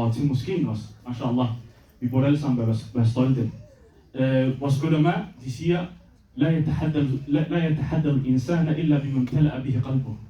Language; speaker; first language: Danish; early bilingual, other home language; Somali